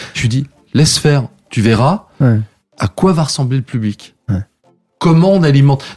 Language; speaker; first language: French; native; French